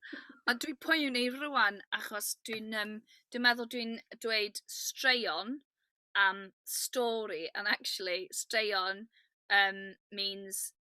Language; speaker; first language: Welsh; non-native, learner; English